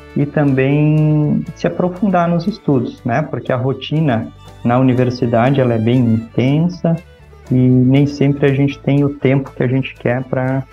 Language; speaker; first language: Portuguese; native; Portuguese